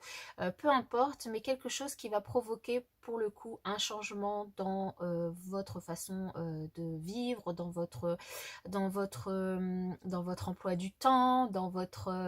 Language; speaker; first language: French; native; French